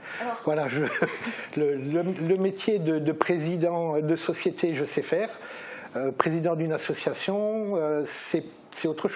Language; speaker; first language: French; native; French